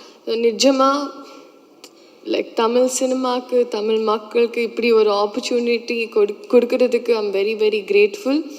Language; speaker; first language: Tamil; non-native, fluent; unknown